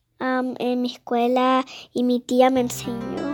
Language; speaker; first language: Spanish; early bilingual, heritage; Spanish